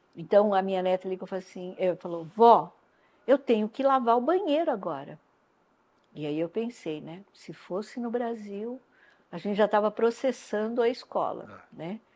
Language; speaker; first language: Portuguese; non-native, local second language; Japanese